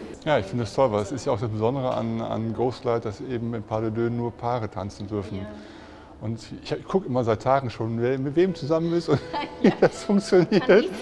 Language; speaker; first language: German; native; German